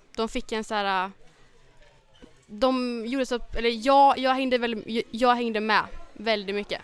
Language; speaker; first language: Swedish; native; Swedish